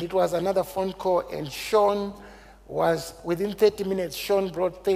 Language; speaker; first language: English; non-native, local second language; Shona